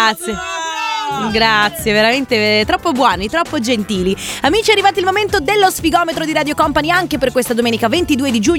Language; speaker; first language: Italian; native; Italian